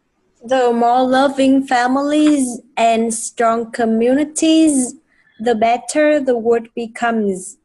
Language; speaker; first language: English; non-native, fluent; Vietnamese